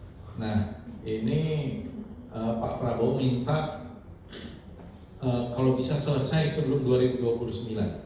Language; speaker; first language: Indonesian; native; Indonesian